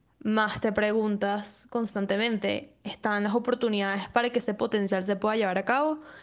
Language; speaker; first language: Spanish; native; Spanish